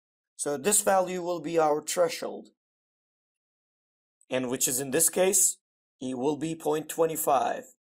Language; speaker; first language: English; non-native, fluent; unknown